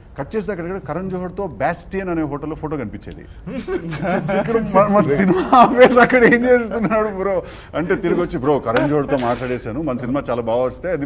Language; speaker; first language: Telugu; native; Telugu